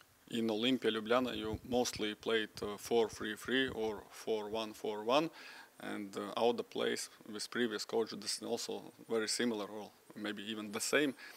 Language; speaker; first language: English; non-native, fluent; Latvian